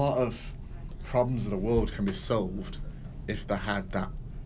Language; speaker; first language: English; native; English